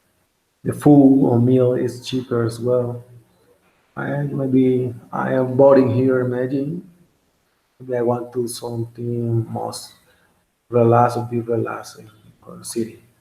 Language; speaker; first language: English; non-native, learner; Spanish